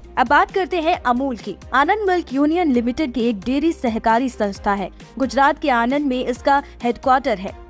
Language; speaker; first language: Hindi; native; Hindi